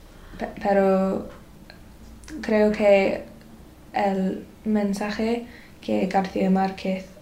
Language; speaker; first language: Spanish; non-native, learner; English